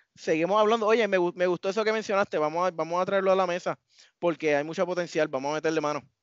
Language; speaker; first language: Spanish; native; Spanish